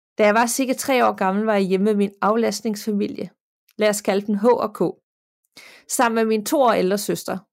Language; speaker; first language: Danish; native; Danish